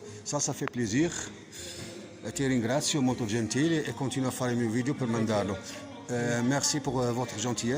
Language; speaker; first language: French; non-native, fluent; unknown